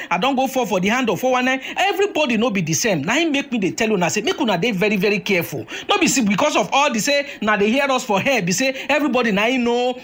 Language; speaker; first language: Nigerian Pidgin; native; Nigerian Pidgin